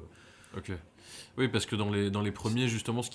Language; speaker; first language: French; native; French